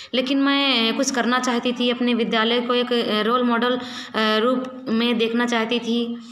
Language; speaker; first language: Hindi; native; Hindi